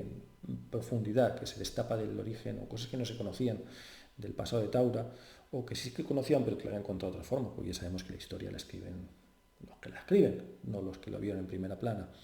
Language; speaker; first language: Spanish; native; Spanish